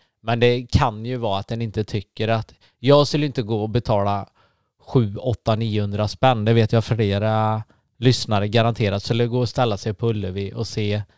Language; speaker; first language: Swedish; native; Swedish